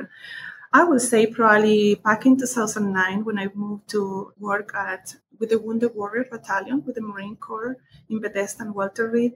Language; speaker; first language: English; non-native, fluent; Spanish